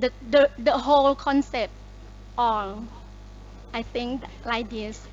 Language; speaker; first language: English; non-native, learner; Thai